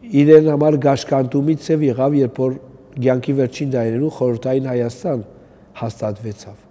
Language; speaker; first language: Armenian; early bilingual, heritage; Armenian